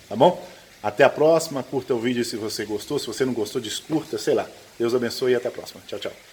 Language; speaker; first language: Portuguese; native; Portuguese